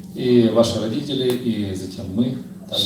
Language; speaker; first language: Russian; native; Russian